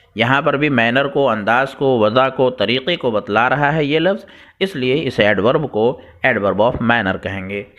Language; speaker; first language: Urdu; native; Urdu